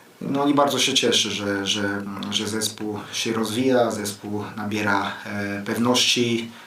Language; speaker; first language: Polish; non-native, fluent; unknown